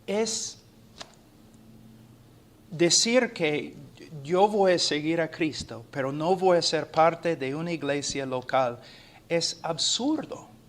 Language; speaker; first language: Spanish; non-native, fluent; English